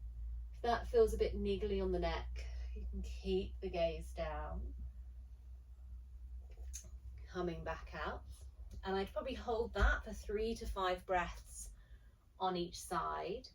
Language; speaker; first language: English; native; English